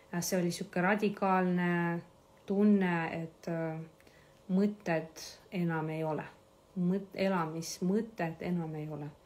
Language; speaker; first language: Estonian; non-native, local second language; Russian